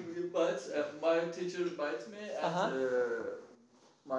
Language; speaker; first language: English; non-native, learner; Turkish